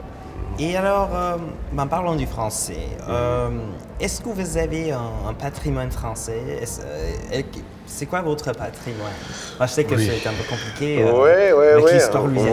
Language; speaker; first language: French; non-native, local second language; English